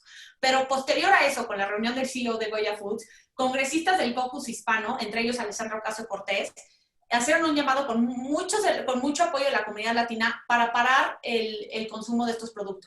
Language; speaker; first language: Spanish; native; Spanish